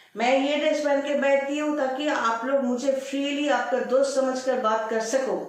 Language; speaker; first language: Hindi; non-native, local second language; Bangla